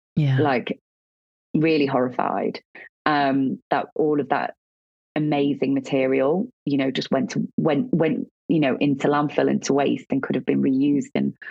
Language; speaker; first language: English; native; English